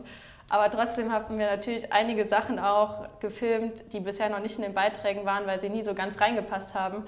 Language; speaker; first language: German; native; German